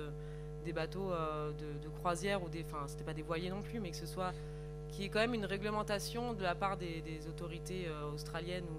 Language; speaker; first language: French; native; French